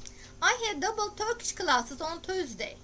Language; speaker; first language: English; non-native, fluent; Turkish